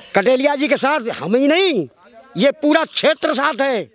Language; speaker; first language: Hindi; native; Hindi